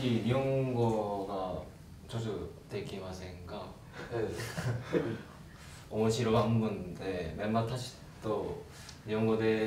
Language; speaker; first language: Japanese; non-native, learner; Korean